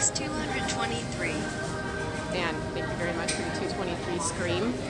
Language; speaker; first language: English; non-native, fluent; Dutch